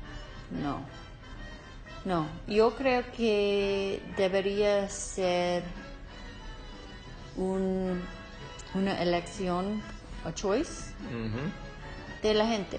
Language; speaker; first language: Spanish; non-native, learner; English